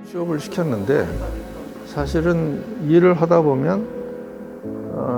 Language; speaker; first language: Korean; native; Korean